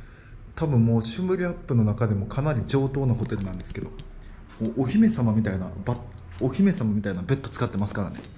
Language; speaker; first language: Japanese; native; Japanese